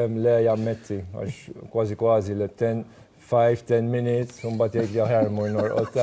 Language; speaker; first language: Maltese; non-native, fluent; Dutch